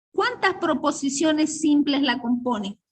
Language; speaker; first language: Spanish; native; Spanish